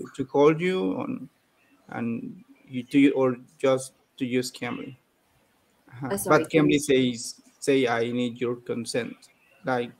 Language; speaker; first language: English; non-native, learner; Spanish